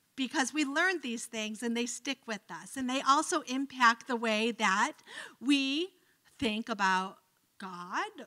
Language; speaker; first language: English; native; English